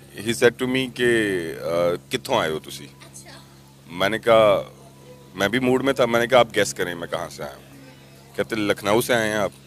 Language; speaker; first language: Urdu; non-native, local second language; Punjabi